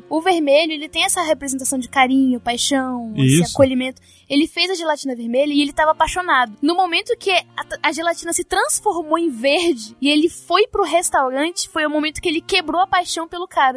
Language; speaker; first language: Portuguese; native; Portuguese